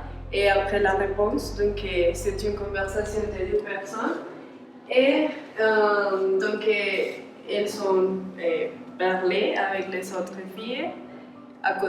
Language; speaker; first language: French; non-native, learner; Spanish